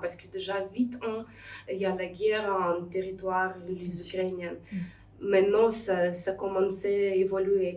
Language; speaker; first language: French; non-native, learner; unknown